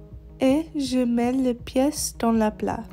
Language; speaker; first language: French; non-native, learner; English